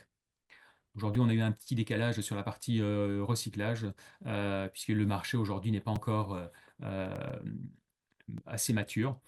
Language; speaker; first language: French; native; French